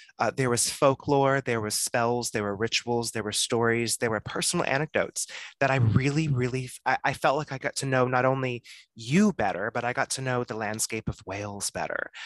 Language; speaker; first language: English; native; English